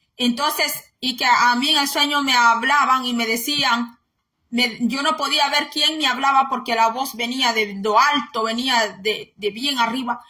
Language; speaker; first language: Spanish; native; Spanish